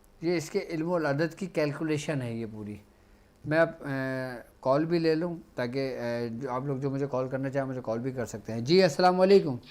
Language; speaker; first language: Urdu; native; Urdu